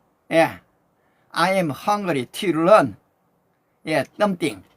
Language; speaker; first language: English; non-native, learner; Korean